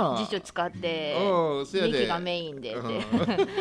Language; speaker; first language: Japanese; native; Japanese